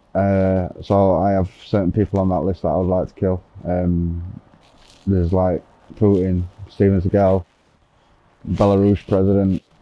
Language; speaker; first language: English; native; English